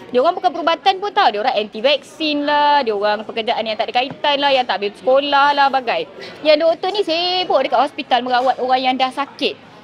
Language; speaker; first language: Malay; non-native, local second language; Tamil